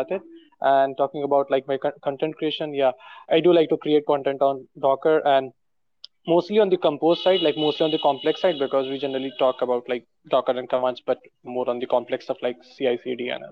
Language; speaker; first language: English; non-native, local second language; Hindi